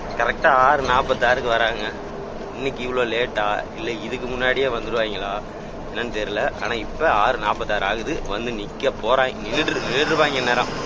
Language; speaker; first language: Tamil; native; Tamil